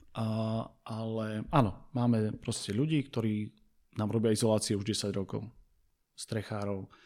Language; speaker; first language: Slovak; native; Slovak